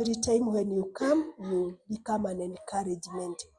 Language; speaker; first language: English; non-native, local second language; Swahili